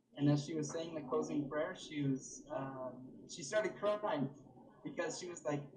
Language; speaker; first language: English; native; English